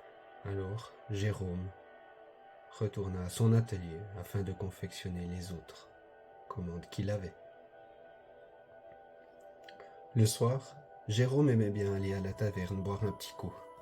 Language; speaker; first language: French; native; French